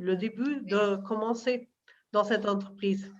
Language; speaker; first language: French; non-native, fluent; Portuguese